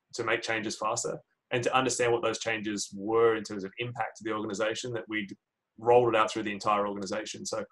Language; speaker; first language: English; native; English